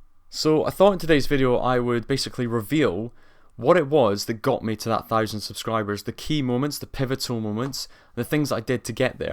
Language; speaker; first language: English; native; English